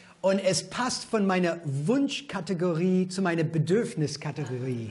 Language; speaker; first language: German; non-native, fluent; English